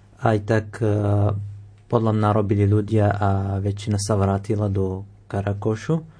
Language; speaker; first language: Slovak; non-native, fluent; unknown